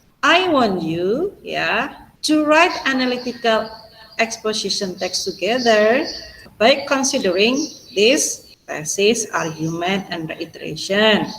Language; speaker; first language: English; non-native, fluent; Indonesian